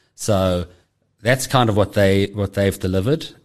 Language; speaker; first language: English; native; English